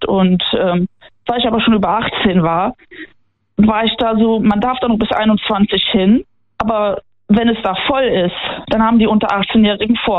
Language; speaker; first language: German; native; German